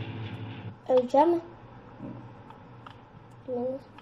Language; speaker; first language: Turkish; early bilingual, heritage; Turkish